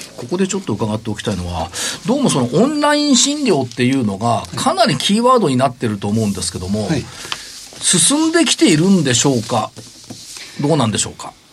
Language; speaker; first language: Japanese; native; Japanese